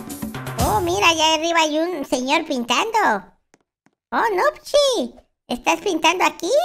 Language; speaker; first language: Spanish; native; Spanish